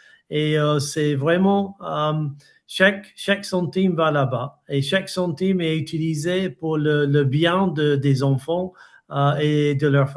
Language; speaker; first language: French; non-native, fluent; English